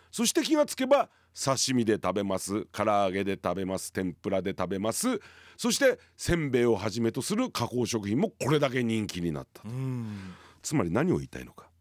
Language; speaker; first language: Japanese; native; Japanese